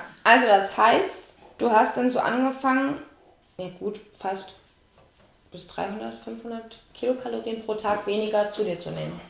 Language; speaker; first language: German; native; German